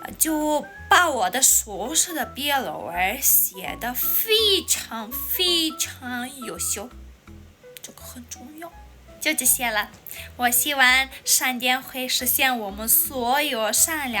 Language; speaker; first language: Chinese; non-native, fluent; Armenian